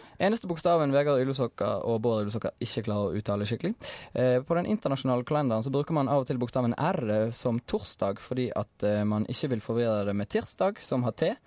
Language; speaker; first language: Norwegian; native; Norwegian